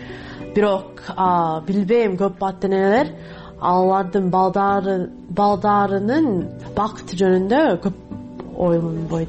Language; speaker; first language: Kyrgyz; non-native, fluent; English